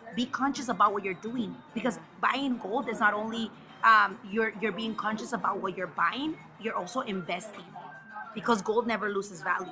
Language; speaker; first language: English; early bilingual, other home language; Spanish